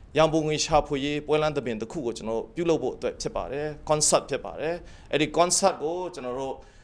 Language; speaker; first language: Burmese; non-native, local second language; Kachin